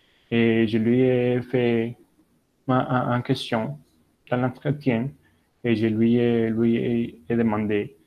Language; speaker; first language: French; non-native, learner; Spanish